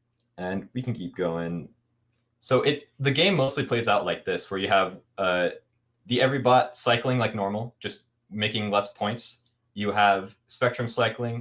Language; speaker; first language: English; native; English